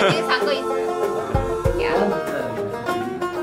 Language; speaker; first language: Korean; non-native, learner; Indonesian